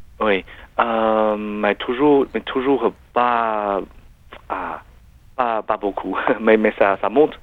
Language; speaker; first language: French; non-native, learner; Chinese